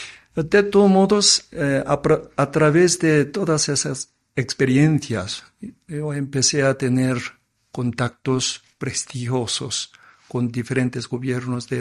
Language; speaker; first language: Spanish; non-native, fluent; Korean